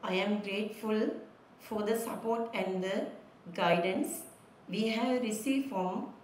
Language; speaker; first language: English; non-native, local second language; Sinhala